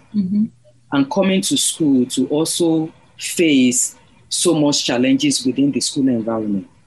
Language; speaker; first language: English; non-native, local second language; Yoruba